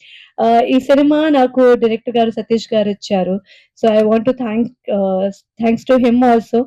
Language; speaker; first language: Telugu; non-native, fluent; Hindi